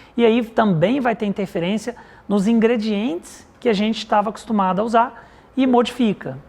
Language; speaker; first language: Portuguese; native; Portuguese